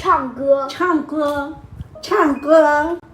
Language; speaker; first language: Chinese; non-native, learner; Korean